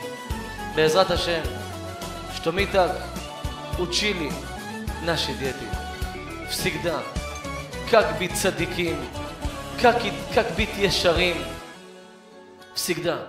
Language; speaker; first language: Russian; early bilingual, heritage; Hebrew